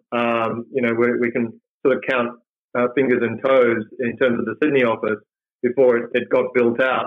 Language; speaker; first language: English; native; English